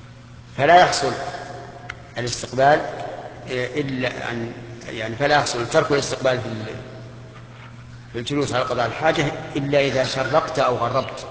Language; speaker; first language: Arabic; native; Arabic